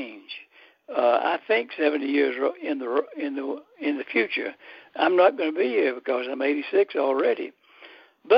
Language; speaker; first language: English; native; English